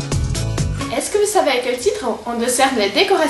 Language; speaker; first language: French; non-native, learner; Russian